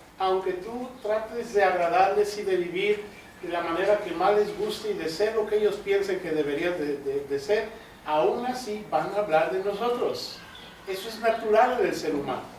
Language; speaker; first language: Spanish; native; Spanish